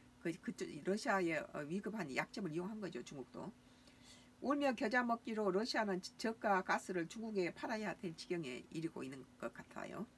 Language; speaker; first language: Korean; native; Korean